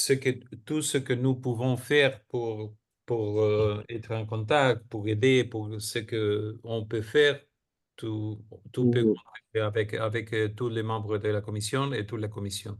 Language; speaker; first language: French; non-native, fluent; Spanish